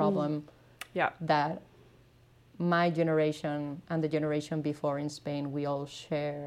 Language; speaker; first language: English; non-native, fluent; Spanish